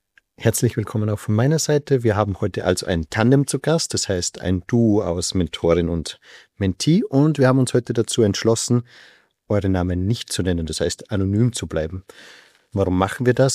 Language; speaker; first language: German; native; German